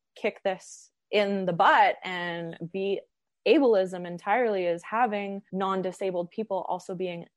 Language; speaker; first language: English; native; English